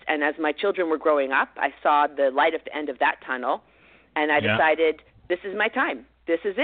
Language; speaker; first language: English; native; English